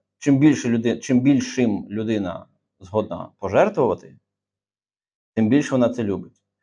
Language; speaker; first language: Ukrainian; native; Ukrainian